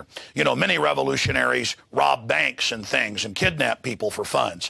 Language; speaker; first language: English; native; English